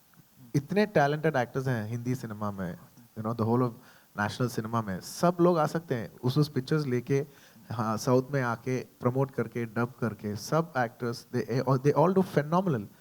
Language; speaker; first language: Hindi; non-native, local second language; Telugu